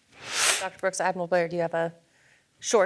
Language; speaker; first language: English; native; English